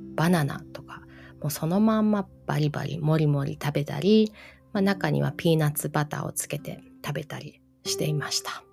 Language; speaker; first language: Japanese; early bilingual, heritage; Japanese